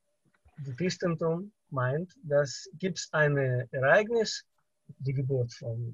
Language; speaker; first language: German; non-native, fluent; Russian